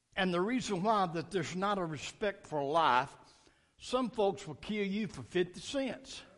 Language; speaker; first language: English; native; English